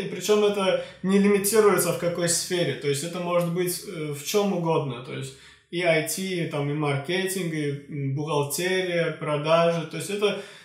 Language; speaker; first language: Russian; non-native, local second language; Azerbaijani